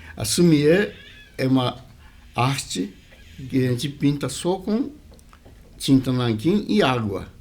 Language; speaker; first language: Portuguese; early bilingual, other home language; Japanese